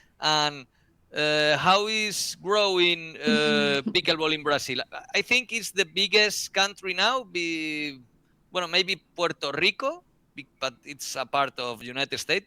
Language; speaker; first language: English; non-native, learner; Spanish